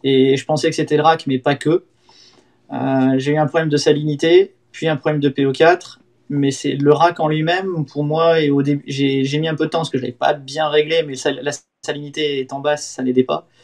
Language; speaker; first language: French; native; French